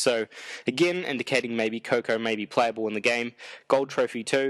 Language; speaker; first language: English; native; English